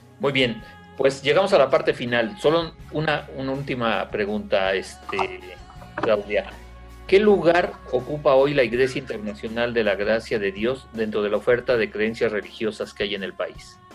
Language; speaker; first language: Spanish; native; Spanish